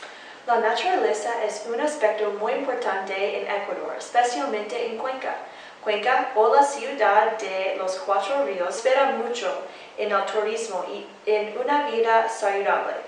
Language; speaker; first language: Spanish; non-native, learner; English